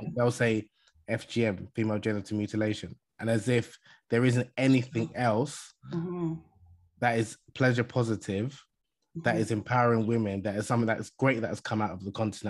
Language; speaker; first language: English; native; English